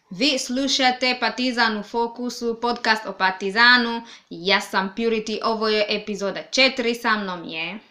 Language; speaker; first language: Serbian; non-native, learner; Swahili